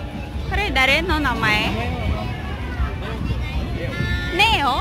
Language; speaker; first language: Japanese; non-native, learner; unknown